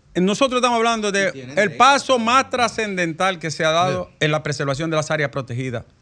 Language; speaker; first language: Spanish; native; Spanish